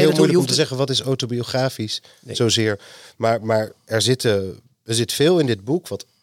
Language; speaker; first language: Dutch; native; Dutch